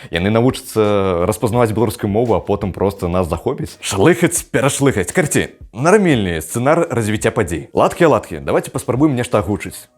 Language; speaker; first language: Belarusian; non-native, local second language; Russian